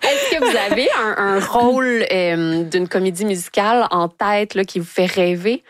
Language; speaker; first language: French; native; French